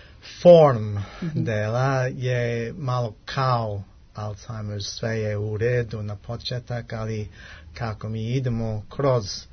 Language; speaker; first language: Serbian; non-native, learner; English